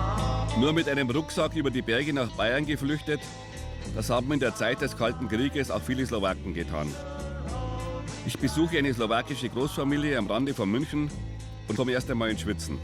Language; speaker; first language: German; native; German